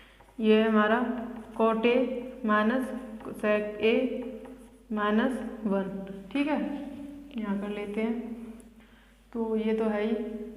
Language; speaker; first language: Hindi; native; Hindi